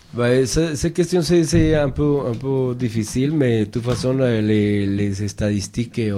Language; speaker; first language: French; non-native, fluent; Spanish